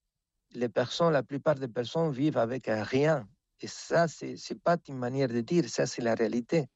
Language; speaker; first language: French; non-native, fluent; Spanish